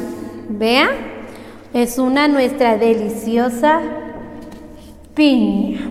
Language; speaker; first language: Spanish; non-native, local second language; Kaqchikel